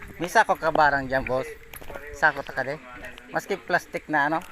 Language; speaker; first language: Filipino; non-native, local second language; Bikol